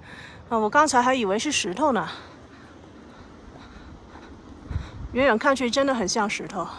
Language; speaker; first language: Chinese; native; Chinese